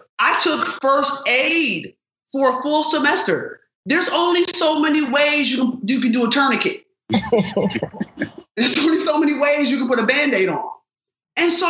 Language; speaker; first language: English; native; English